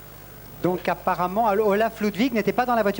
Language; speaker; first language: French; native; French